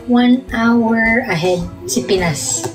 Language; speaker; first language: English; non-native, local second language; Filipino